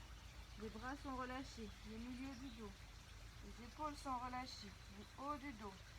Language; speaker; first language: French; native; French